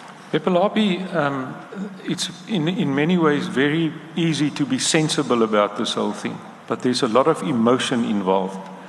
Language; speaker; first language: English; non-native, local second language; Afrikaans